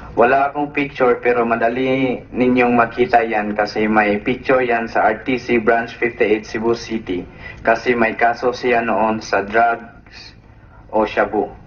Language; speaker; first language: Filipino; non-native, local second language; Cebuano